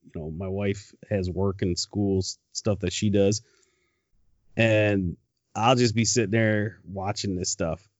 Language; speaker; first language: English; native; English